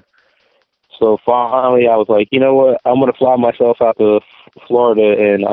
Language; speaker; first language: English; native; English